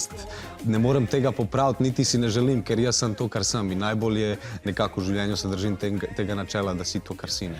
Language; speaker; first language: Slovenian; early bilingual, other home language; Serbian